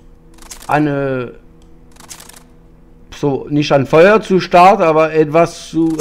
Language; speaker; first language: German; non-native, fluent; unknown